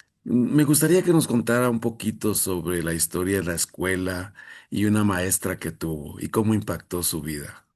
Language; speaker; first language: Spanish; native; Spanish